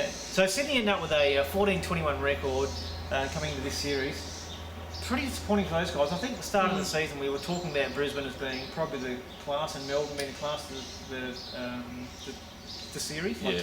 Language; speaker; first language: English; native; English